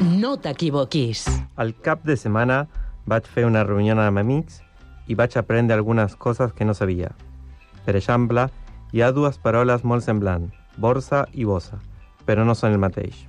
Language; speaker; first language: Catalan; non-native, learner; Spanish